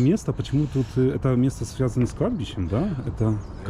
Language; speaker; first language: Russian; non-native, fluent; Polish